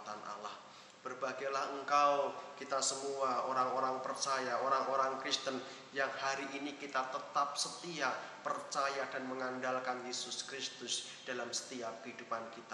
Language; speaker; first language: Indonesian; native; Indonesian